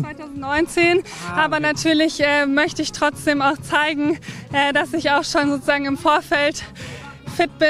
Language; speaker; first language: German; native; German